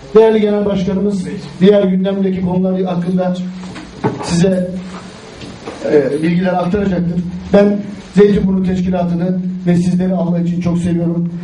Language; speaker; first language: Turkish; native; Turkish